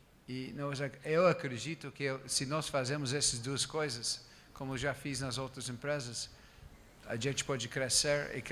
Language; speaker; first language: Portuguese; non-native, fluent; English